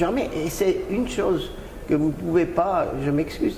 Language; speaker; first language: French; non-native, fluent; German